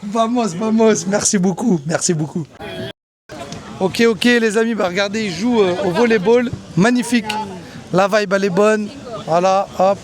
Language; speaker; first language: French; native; French